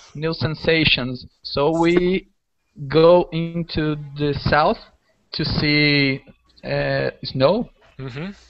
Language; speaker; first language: English; non-native, fluent; Portuguese